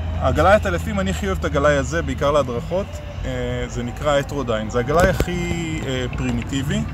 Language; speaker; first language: Hebrew; native; Hebrew